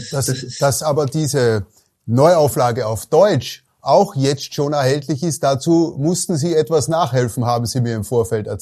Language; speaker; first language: German; native; German